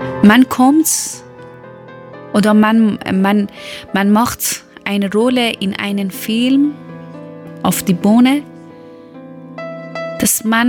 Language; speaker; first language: German; non-native, learner; Persian